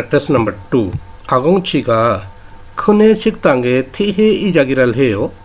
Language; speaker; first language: Korean; non-native, fluent; Urdu